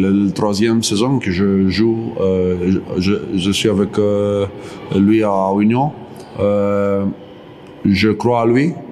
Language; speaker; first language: French; non-native, learner; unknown